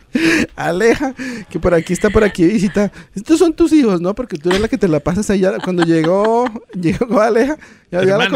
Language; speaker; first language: Spanish; native; Spanish